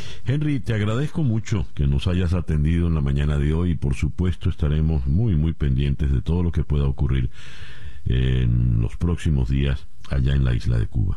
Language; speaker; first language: Spanish; native; Spanish